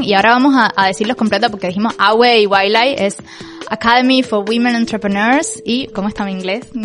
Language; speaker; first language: Spanish; native; Spanish